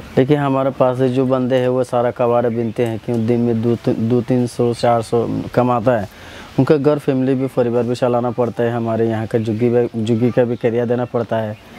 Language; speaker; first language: Hindi; non-native, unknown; Rohingya